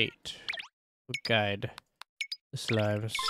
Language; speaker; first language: English; native; English